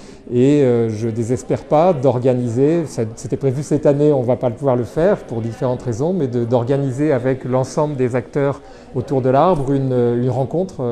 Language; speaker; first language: French; native; French